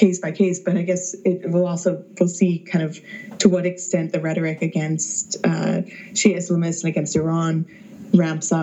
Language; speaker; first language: English; native; English